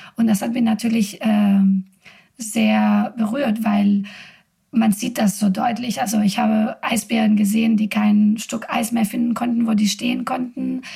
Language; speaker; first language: German; non-native, fluent; Spanish